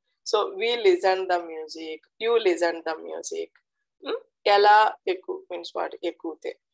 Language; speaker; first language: English; non-native, local second language; Telugu